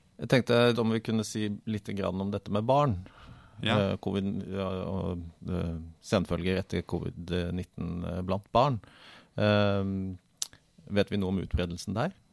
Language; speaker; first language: Norwegian; native; Norwegian